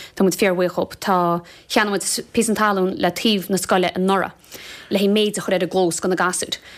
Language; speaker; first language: Irish; native; Irish